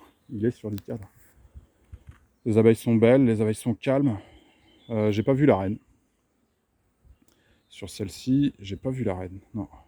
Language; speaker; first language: French; native; French